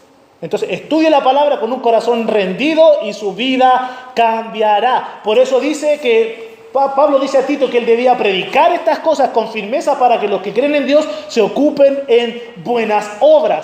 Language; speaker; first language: Spanish; native; Spanish